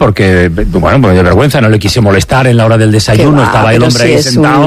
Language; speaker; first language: Spanish; native; Spanish